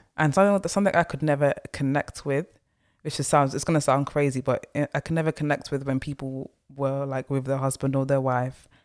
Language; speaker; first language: English; native; English